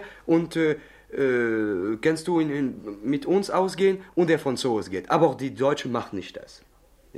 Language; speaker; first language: German; non-native, learner; French